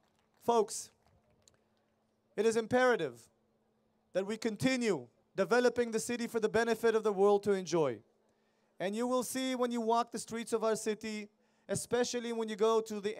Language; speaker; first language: English; non-native, fluent; Hebrew